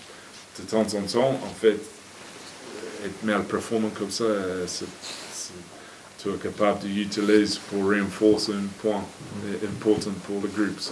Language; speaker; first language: French; non-native, fluent; English